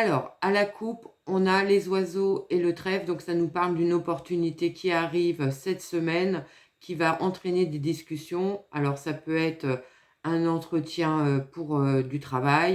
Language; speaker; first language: French; native; French